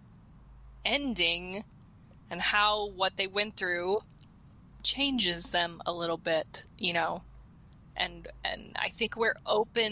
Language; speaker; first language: English; native; English